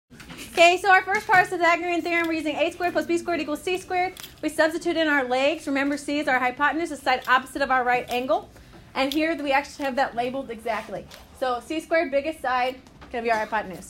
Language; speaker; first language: English; native; English